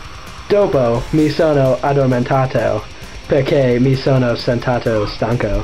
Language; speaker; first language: Italian; non-native, learner; English